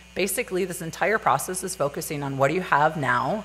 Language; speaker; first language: English; native; English